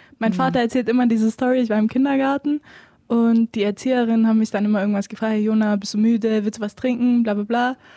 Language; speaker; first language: German; early bilingual, other home language; Albanian